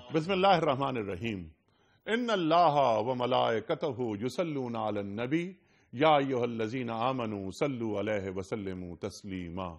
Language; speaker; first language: Urdu; native; Urdu